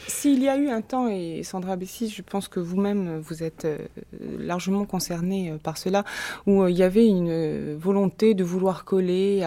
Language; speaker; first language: French; native; French